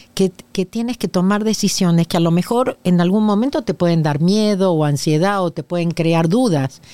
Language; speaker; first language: Spanish; native; Spanish